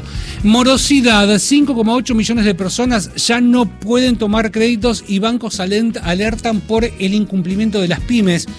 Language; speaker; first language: Spanish; native; Spanish